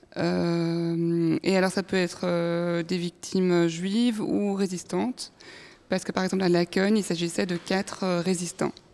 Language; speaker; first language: French; native; French